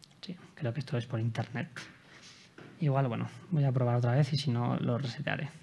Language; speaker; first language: Spanish; native; Spanish